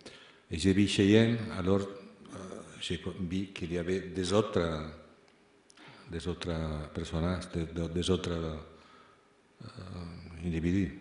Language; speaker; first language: French; non-native, fluent; Spanish